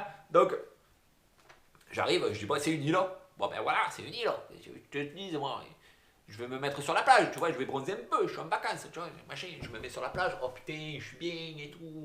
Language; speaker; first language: French; native; French